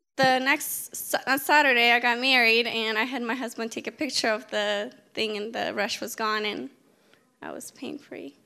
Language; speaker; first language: English; native; English